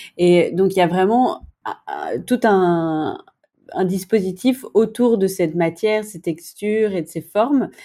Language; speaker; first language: French; native; French